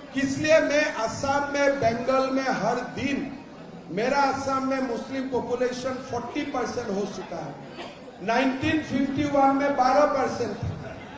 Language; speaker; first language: Hindi; non-native, local second language; Assamese